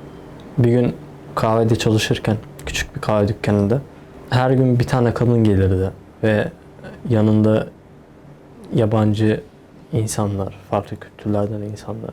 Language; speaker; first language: Turkish; early bilingual, other home language; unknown